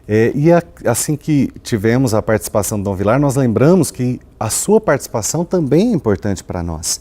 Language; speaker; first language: Portuguese; native; Portuguese